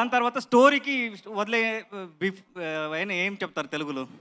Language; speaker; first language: Telugu; non-native, learner; Kannada